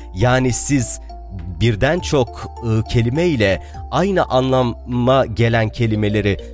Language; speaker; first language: Turkish; non-native, local second language; Arabic